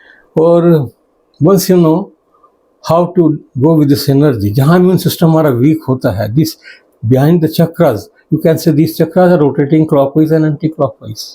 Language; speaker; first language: Hindi; native; Hindi